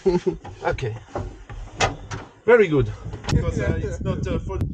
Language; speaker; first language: English; non-native, learner; French